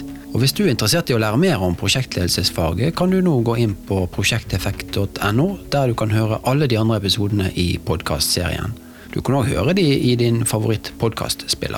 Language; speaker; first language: Norwegian; native; Norwegian